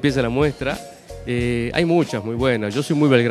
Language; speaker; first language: Spanish; native; Spanish